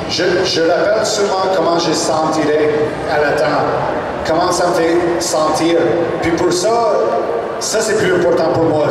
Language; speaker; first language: French; non-native, local second language; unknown